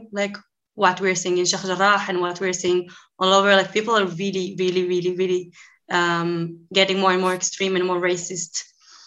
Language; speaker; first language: English; non-native, fluent; Hebrew